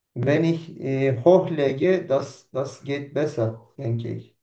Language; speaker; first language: German; non-native, learner; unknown